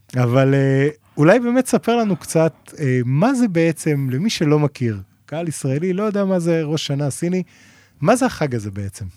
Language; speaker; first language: Hebrew; native; Hebrew